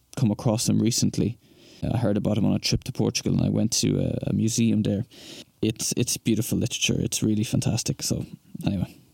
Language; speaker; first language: English; native; English